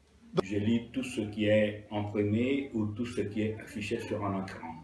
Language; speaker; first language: French; non-native, fluent; Italian